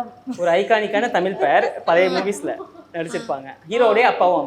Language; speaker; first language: Tamil; native; Tamil